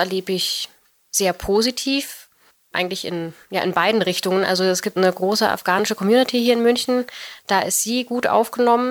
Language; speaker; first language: German; native; German